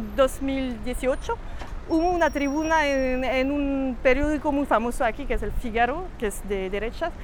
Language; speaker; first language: Spanish; non-native, fluent; French